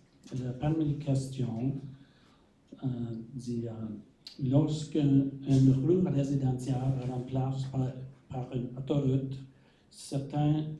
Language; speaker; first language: French; non-native, learner; English